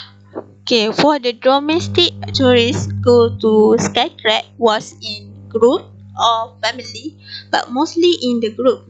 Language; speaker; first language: English; non-native, local second language; Malay